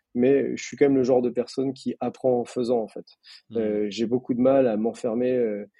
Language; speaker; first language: French; native; French